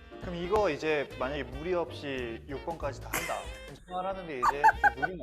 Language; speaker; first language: Korean; native; Korean